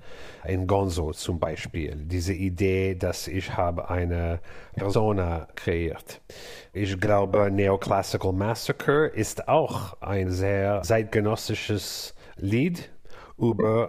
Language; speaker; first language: German; non-native, learner; English